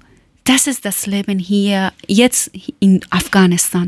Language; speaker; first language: German; non-native, learner; Persian